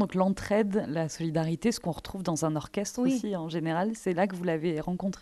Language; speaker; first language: French; native; French